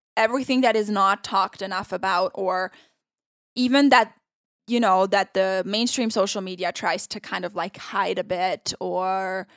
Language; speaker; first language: English; non-native, fluent; Italian